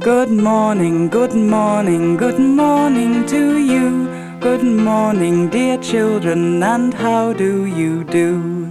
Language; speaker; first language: English; native; English